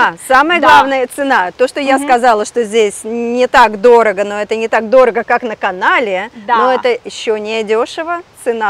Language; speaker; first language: Russian; native; Russian